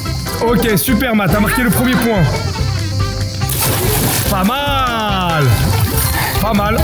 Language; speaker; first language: French; native; French